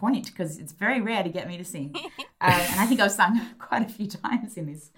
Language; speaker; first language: English; native; English